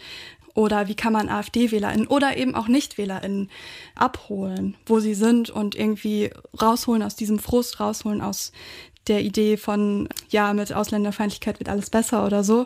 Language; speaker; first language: German; native; German